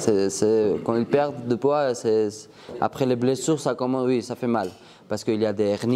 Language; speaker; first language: French; non-native, learner; Georgian